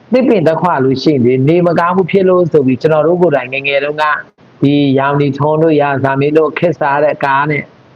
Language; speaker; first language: Burmese; non-native, local second language; Mon